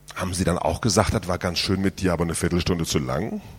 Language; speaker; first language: German; native; German